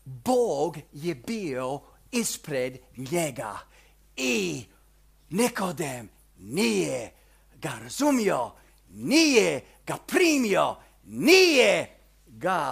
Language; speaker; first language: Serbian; early bilingual, heritage; Serbian